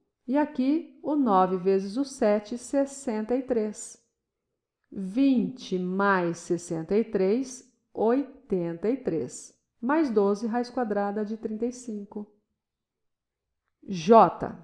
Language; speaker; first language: Portuguese; native; Portuguese